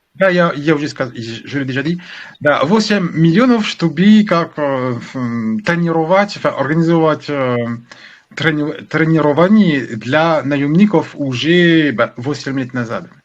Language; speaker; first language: Russian; non-native, learner; French